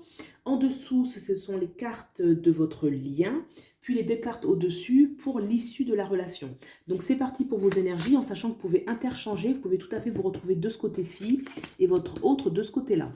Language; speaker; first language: French; native; French